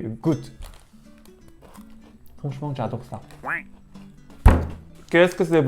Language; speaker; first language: French; non-native, learner; Korean